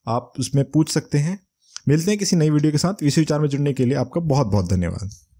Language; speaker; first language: Hindi; native; Hindi